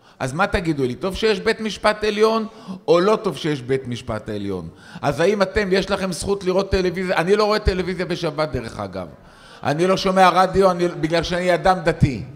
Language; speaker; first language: Hebrew; native; Hebrew